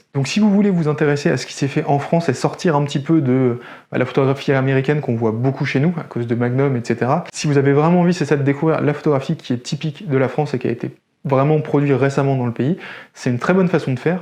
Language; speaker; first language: French; native; French